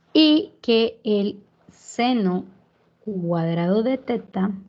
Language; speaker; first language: Spanish; native; Spanish